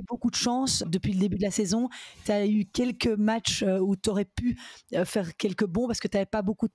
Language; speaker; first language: French; native; French